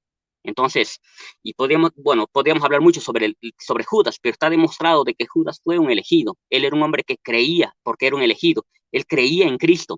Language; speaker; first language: Spanish; native; Spanish